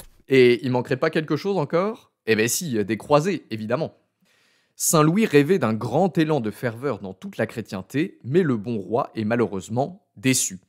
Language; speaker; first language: French; native; French